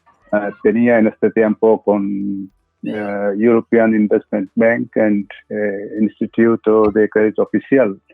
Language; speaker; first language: Spanish; non-native, fluent; Bangla